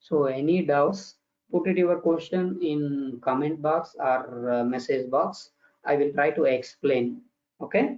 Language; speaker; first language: English; non-native, local second language; Kannada